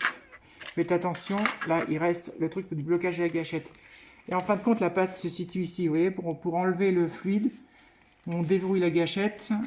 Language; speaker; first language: French; native; French